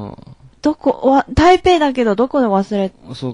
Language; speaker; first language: Japanese; non-native, fluent; Chinese